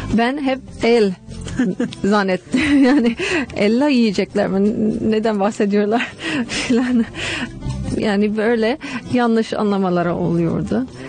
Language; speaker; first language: Turkish; non-native, fluent; English